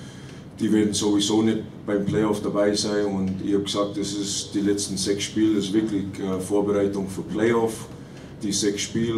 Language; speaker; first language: German; non-native, fluent; English